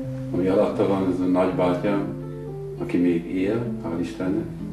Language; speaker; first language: Hungarian; native; Hungarian